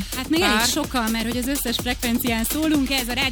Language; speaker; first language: Hungarian; native; Hungarian